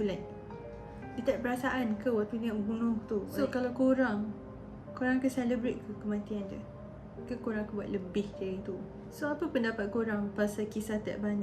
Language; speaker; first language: Malay; native; Malay